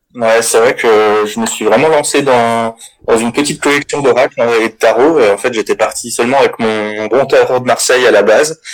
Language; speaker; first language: French; native; French